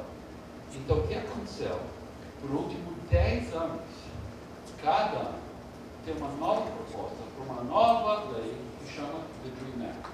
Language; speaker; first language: Portuguese; early bilingual, heritage; Portuguese